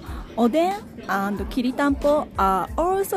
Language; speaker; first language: English; non-native, learner; Japanese